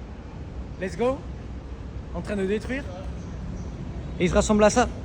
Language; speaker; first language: French; native; French